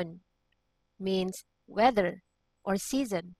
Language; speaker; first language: English; non-native, local second language; Cebuano